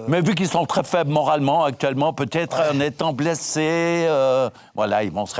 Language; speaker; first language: French; native; French